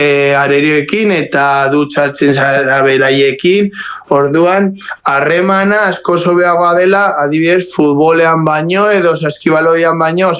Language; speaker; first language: Basque; non-native, local second language; Spanish